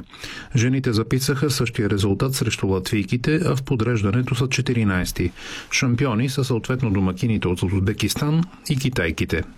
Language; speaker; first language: Bulgarian; native; Bulgarian